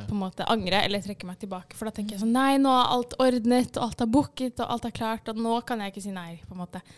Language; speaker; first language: Norwegian; early bilingual, other home language; Arabic